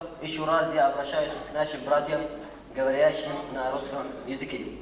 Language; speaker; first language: Russian; non-native, learner; Arabic